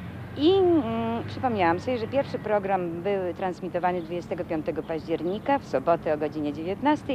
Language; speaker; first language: Polish; native; Polish